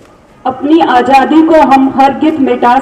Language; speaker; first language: Hindi; non-native, local second language; Punjabi